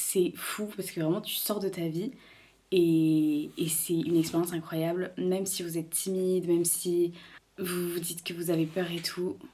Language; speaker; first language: French; native; French